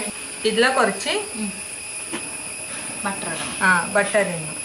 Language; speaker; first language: Malayalam; non-native, learner; Tamil